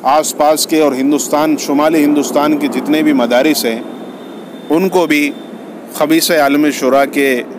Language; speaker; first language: Urdu; native; Urdu